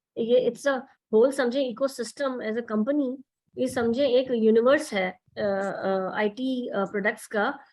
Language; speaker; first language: Urdu; native; Urdu